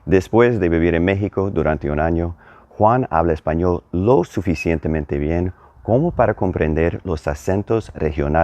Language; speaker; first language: Spanish; non-native, fluent; English